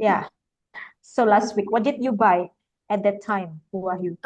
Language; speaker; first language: English; non-native, fluent; Indonesian